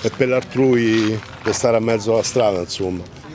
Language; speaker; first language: Italian; native; Italian